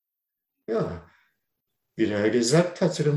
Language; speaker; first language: German; non-native, learner; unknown